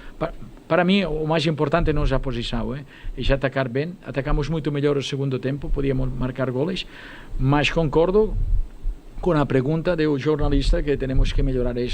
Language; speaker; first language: Portuguese; non-native, fluent; Spanish